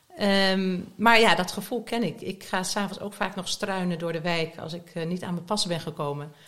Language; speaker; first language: Dutch; native; Dutch